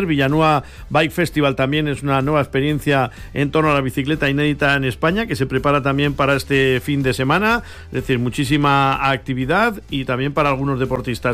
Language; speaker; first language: Spanish; native; Spanish